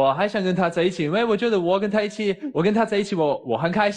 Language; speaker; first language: Chinese; non-native, fluent; German